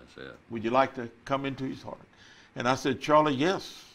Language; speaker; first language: English; native; English